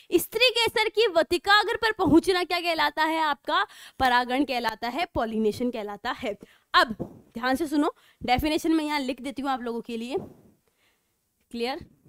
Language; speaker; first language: Hindi; native; Hindi